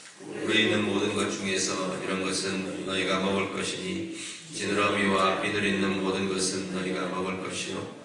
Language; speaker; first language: Korean; native; Korean